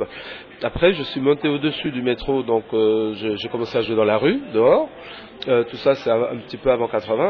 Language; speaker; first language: French; early bilingual, other home language; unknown